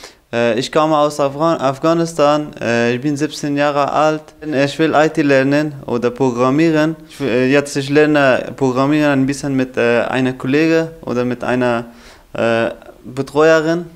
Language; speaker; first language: German; non-native, learner; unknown